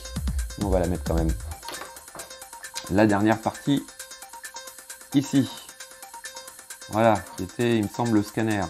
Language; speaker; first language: French; native; French